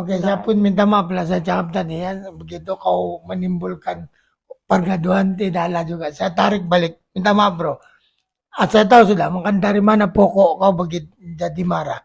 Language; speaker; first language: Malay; non-native, local second language; Filipino